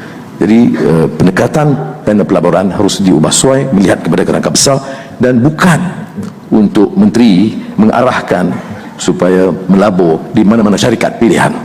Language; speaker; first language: Malay; native; Malay